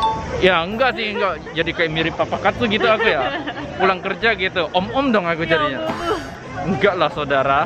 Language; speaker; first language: Indonesian; native; Indonesian